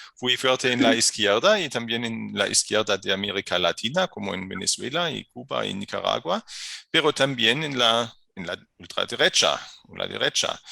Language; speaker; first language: Spanish; non-native, fluent; German